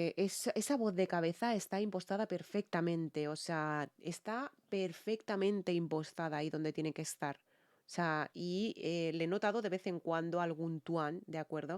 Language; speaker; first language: Spanish; native; Spanish